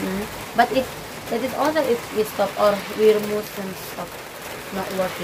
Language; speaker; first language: English; non-native, learner; Indonesian